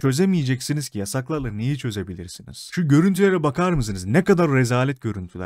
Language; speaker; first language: Turkish; native; Turkish